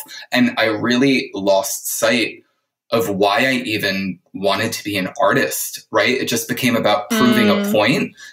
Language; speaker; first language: English; native; English